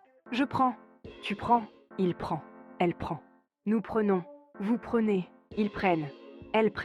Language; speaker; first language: French; non-native, learner; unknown